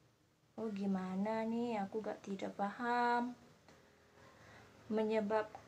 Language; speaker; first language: Indonesian; non-native, learner; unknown